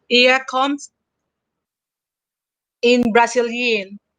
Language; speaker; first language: German; non-native, learner; Filipino